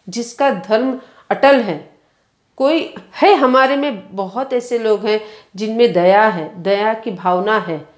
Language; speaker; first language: Hindi; non-native, local second language; Kannada